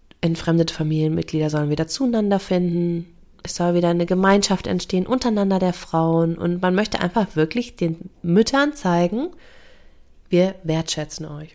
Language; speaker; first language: German; native; German